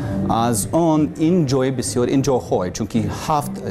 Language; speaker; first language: Persian; non-native, learner; English